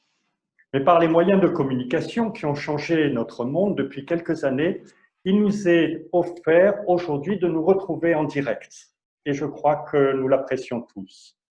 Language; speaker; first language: French; native; French